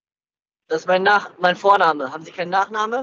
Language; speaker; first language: German; native; German